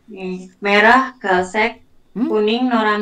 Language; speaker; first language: Korean; non-native, learner; Indonesian